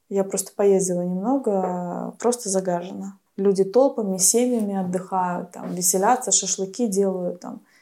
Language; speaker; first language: Russian; native; Russian